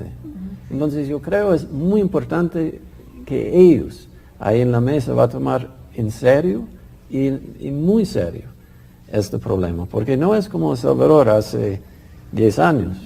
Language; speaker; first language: Spanish; non-native, fluent; English